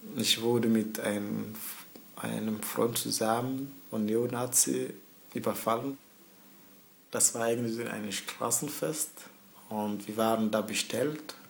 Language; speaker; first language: German; early bilingual, other home language; Mossi